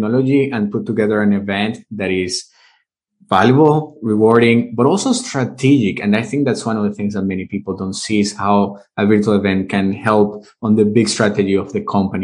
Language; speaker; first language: English; non-native, fluent; Spanish